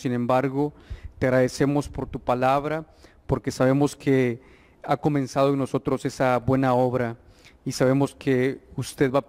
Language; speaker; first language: Spanish; native; Spanish